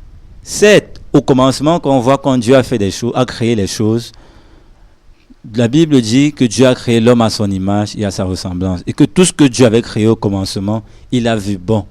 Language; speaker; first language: French; non-native, local second language; Lingala